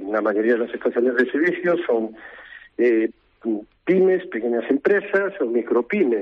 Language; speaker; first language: Spanish; native; Spanish